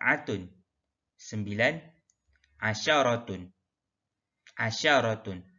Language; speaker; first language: Arabic; non-native, fluent; Malay